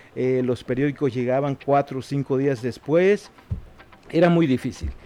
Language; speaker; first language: Spanish; non-native, local second language; Zapotec